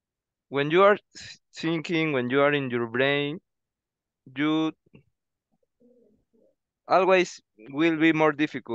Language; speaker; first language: English; non-native, learner; Spanish